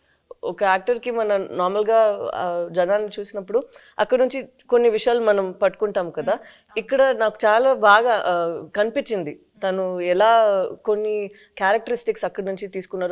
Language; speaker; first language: Telugu; non-native, fluent; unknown